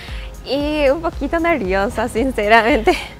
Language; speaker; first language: Spanish; non-native, fluent; Japanese